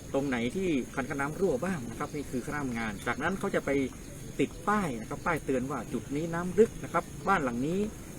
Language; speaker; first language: Thai; native; Thai